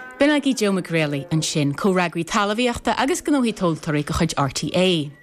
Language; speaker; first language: Irish; native; Irish